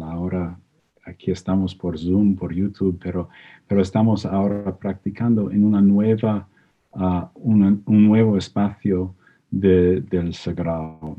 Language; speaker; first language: Spanish; non-native, fluent; English